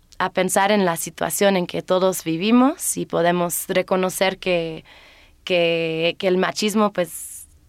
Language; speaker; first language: Spanish; non-native, fluent; English